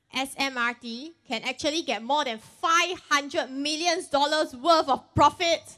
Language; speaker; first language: English; non-native, local second language; Chinese